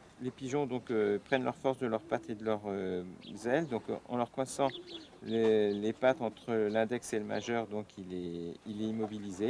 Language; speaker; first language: French; native; French